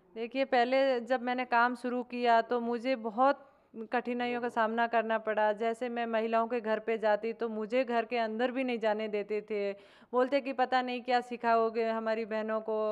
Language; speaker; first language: Hindi; native; Hindi